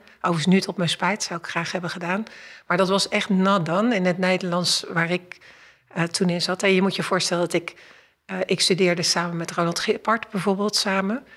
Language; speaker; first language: Dutch; native; Dutch